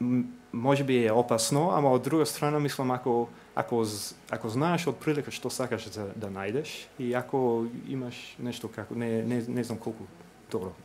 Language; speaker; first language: Macedonian; non-native, fluent; English